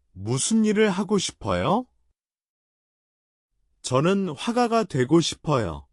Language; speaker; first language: Korean; non-native, learner; Chinese